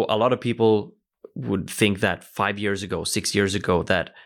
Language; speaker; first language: English; early bilingual, other home language; Norwegian